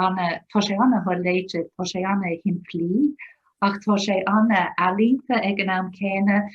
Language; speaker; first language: Irish; non-native, local second language; English